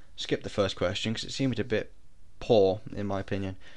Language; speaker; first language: English; native; English